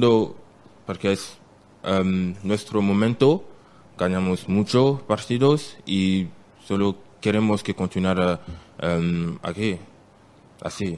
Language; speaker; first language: Spanish; non-native, learner; French